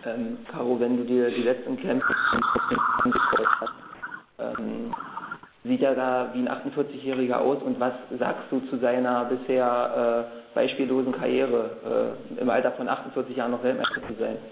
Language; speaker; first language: German; native; German